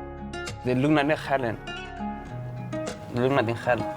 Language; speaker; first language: Swedish; early bilingual, other home language; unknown